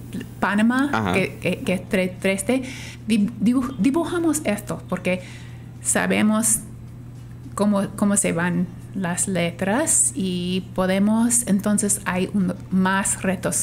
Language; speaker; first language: Spanish; non-native, fluent; English